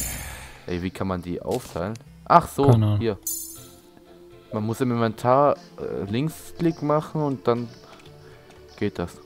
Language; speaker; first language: German; native; German